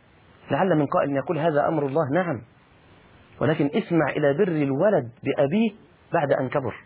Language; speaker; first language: Arabic; native; Arabic